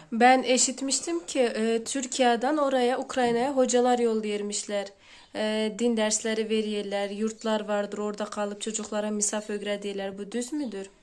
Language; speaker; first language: Turkish; early bilingual, heritage; Turkish